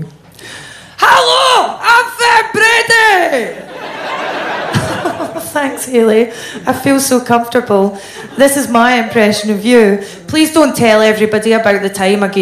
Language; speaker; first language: English; native; English